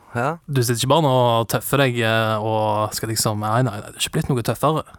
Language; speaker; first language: Norwegian; native; Norwegian